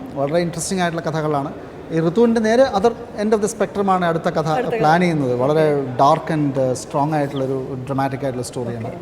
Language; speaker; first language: Malayalam; native; Malayalam